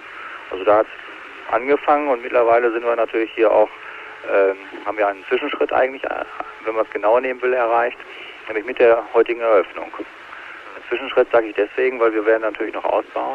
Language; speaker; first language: German; native; German